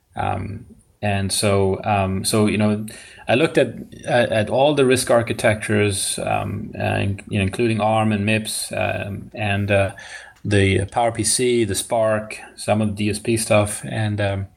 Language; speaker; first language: English; non-native, fluent; Swedish